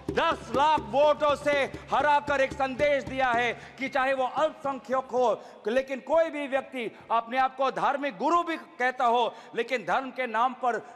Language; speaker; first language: Hindi; non-native, local second language; Assamese